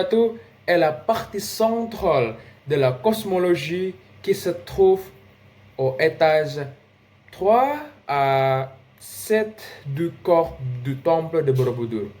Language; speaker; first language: French; non-native, learner; Indonesian